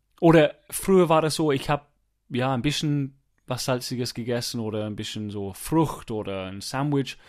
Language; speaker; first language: German; non-native, fluent; English